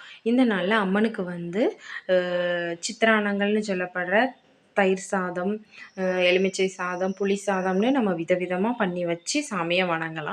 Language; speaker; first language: Tamil; native; Tamil